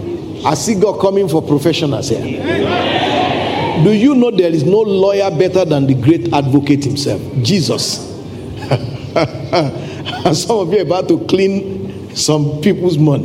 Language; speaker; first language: English; non-native, local second language; Yoruba